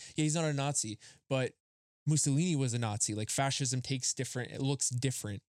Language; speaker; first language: English; native; English